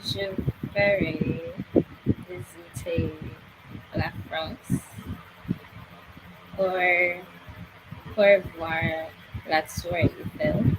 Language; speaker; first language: French; non-native, learner; English